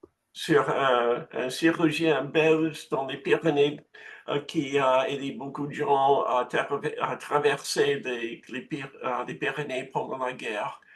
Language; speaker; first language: French; non-native, fluent; English